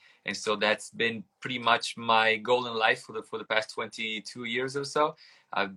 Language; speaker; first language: English; non-native, fluent; Italian